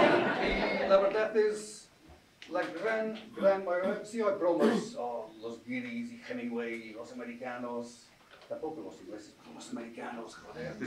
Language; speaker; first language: Spanish; non-native, fluent; English